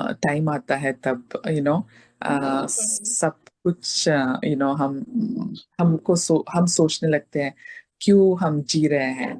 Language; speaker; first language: Hindi; non-native, local second language; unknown